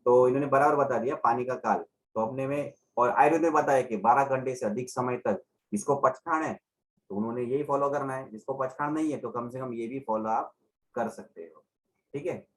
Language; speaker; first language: Hindi; non-native, local second language; Gujarati